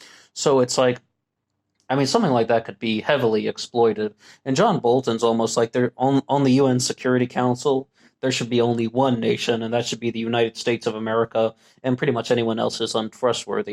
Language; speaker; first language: English; native; English